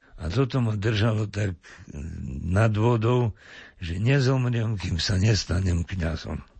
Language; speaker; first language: Slovak; native; Slovak